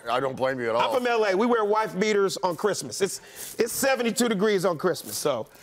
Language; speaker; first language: English; native; English